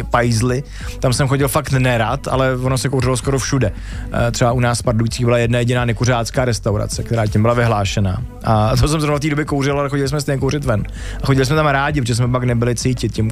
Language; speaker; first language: Czech; native; Czech